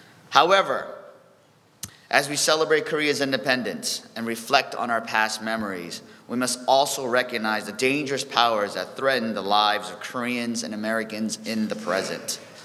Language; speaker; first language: English; early bilingual, other home language; Korean